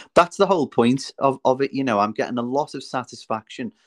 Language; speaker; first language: English; native; English